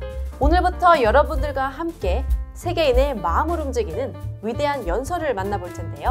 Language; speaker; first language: Korean; native; Korean